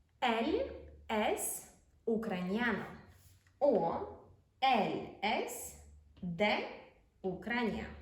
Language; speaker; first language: Spanish; non-native, fluent; Ukrainian